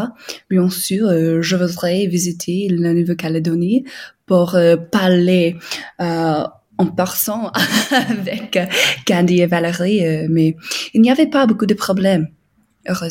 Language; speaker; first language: French; non-native, fluent; English